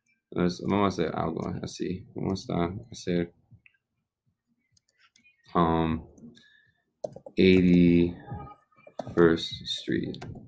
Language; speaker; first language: Spanish; non-native, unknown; English